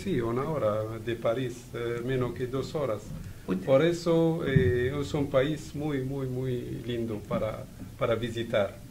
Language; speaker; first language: Spanish; non-native, fluent; Arabic